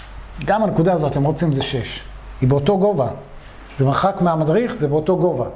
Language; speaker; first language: Hebrew; native; Hebrew